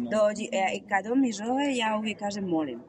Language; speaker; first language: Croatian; non-native, learner; Spanish